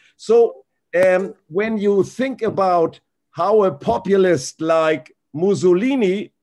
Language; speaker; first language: English; non-native, fluent; German